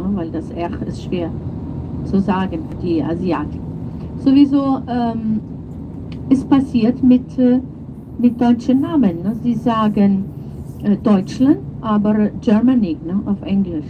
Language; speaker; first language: German; non-native, fluent; Portuguese